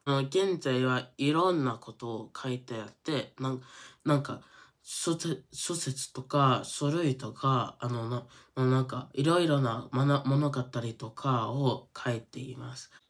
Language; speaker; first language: Japanese; non-native, learner; English